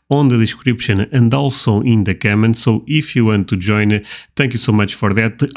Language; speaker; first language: English; non-native, fluent; Portuguese